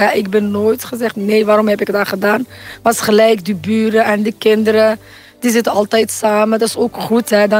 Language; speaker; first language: Dutch; non-native, learner; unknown